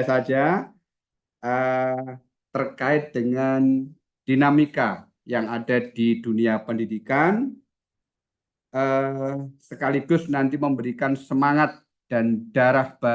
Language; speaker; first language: Indonesian; native; Indonesian